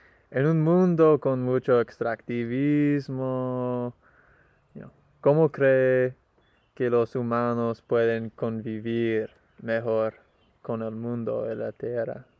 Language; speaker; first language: Spanish; non-native, learner; English